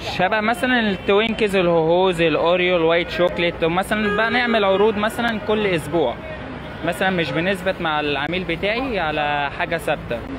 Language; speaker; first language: Egyptian Arabic; native; Egyptian Arabic